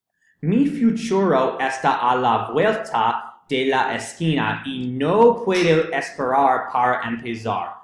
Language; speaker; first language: Spanish; non-native, learner; English